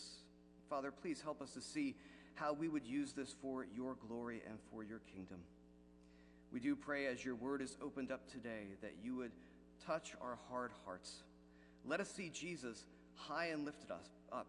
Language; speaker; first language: English; native; English